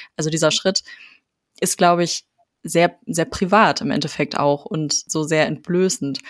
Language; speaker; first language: German; native; German